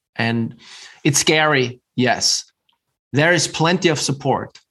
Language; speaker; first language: English; non-native, fluent; German